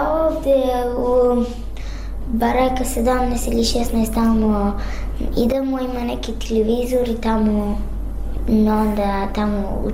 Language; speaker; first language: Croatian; non-native, learner; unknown